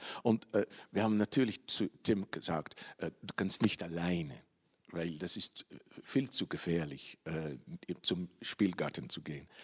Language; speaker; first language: German; non-native, learner; Dutch